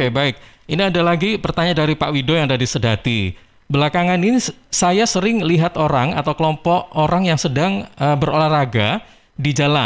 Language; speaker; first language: Indonesian; native; Indonesian